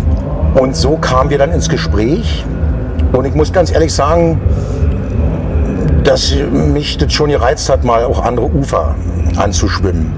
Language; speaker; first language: German; native; German